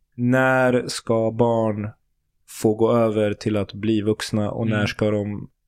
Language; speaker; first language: Swedish; early bilingual, other home language; Turoyo